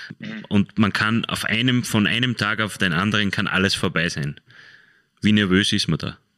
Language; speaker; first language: German; native; German